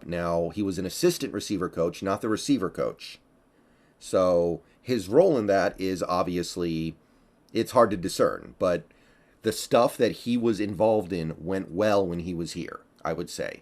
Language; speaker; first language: English; native; English